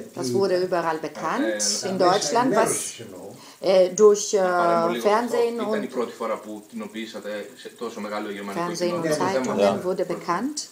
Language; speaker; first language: German; non-native, fluent; Greek